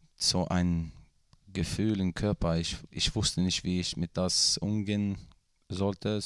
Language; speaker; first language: German; non-native, fluent; Swedish